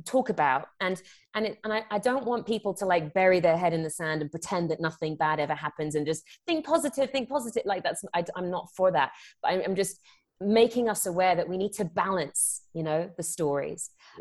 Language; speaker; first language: English; native; English